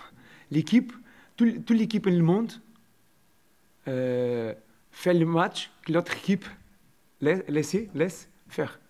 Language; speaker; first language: French; non-native, learner; Portuguese